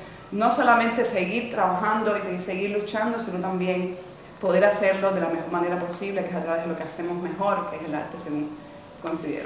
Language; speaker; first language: Spanish; native; Spanish